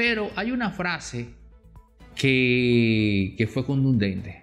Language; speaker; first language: Spanish; native; Spanish